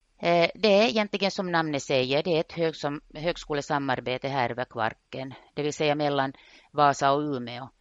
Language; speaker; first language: Swedish; native; Swedish